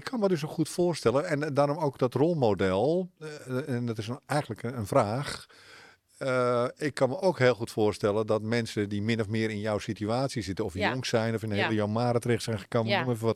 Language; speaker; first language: Dutch; native; Dutch